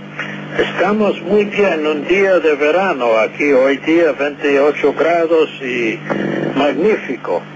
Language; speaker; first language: Spanish; non-native, fluent; English